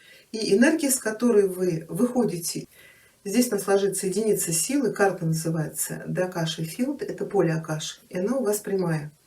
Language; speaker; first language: Russian; native; Russian